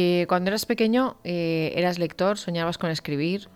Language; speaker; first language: Spanish; native; Spanish